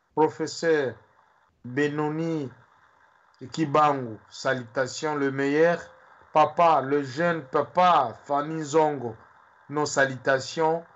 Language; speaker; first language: French; non-native, local second language; Swahili